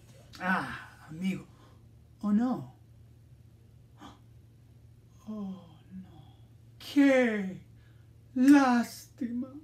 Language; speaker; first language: Spanish; non-native, fluent; English